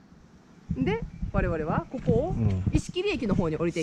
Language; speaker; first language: Japanese; native; Japanese